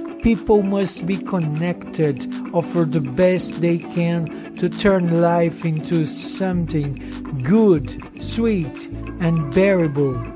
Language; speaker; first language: English; non-native, fluent; Portuguese